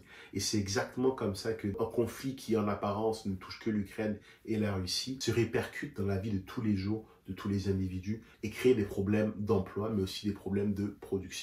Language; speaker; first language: French; native; French